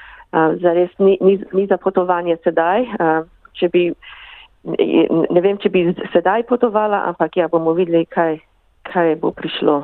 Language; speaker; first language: Slovenian; early bilingual, heritage; English